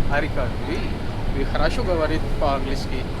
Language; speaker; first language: Russian; non-native, learner; Urdu